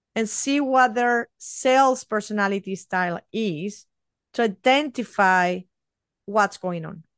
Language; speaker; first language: English; non-native, fluent; Spanish